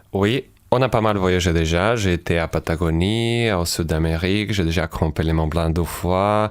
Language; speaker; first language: French; non-native, fluent; Ukrainian